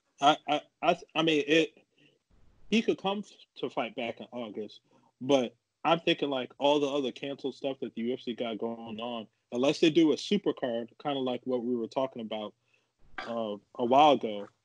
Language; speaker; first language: English; native; English